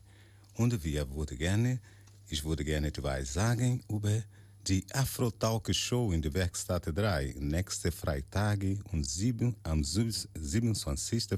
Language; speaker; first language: German; non-native, learner; Portuguese